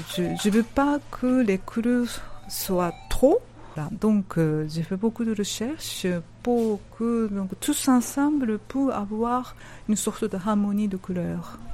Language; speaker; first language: French; non-native, fluent; Japanese